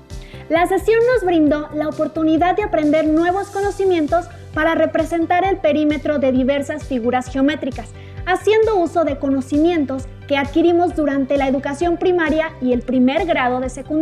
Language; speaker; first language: Spanish; native; Spanish